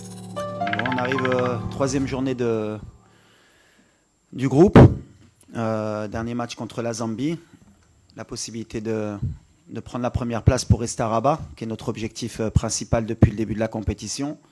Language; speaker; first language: French; native; French